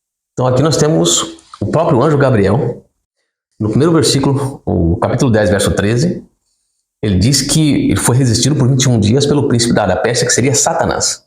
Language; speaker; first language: Portuguese; native; Portuguese